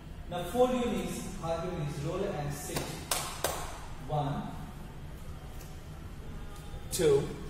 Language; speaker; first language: English; non-native, local second language; Bangla